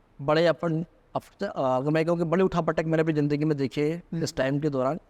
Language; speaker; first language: Hindi; native; Hindi